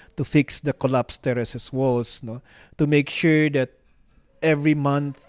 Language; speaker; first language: English; non-native, local second language; Filipino